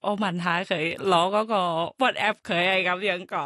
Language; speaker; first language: Cantonese; non-native, learner; Thai